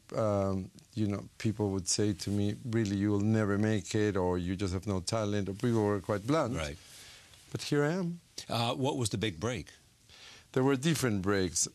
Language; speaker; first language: English; non-native, fluent; Spanish